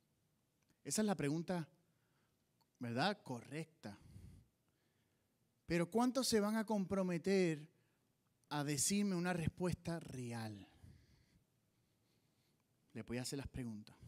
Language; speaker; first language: Spanish; native; Spanish